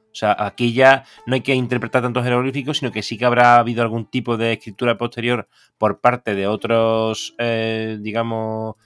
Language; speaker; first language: Spanish; native; Spanish